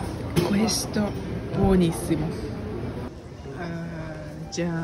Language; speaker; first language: Italian; non-native, learner; Japanese